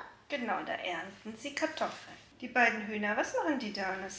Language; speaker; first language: German; native; German